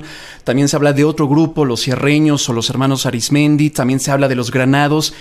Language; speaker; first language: Spanish; native; Spanish